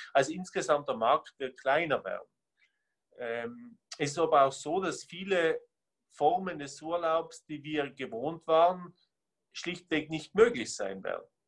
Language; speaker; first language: German; native; German